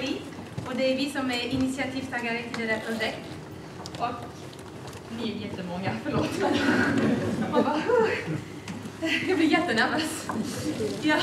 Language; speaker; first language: Swedish; non-native, fluent; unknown